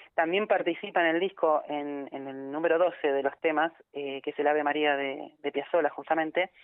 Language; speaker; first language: Spanish; native; Spanish